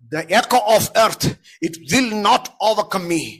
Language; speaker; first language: English; non-native, local second language; Malayalam